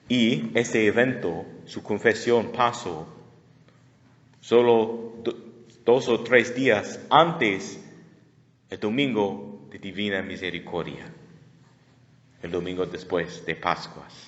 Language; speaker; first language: Spanish; non-native, learner; English